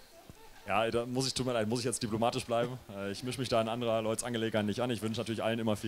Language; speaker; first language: German; native; German